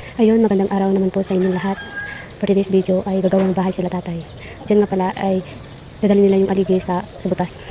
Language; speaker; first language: Filipino; non-native, local second language; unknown